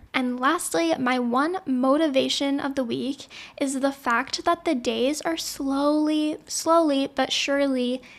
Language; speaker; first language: English; native; English